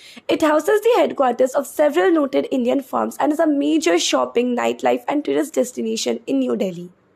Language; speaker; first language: English; non-native, local second language; Hindi